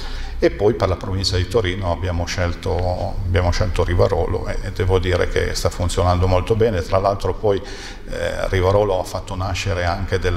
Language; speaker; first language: Italian; native; Italian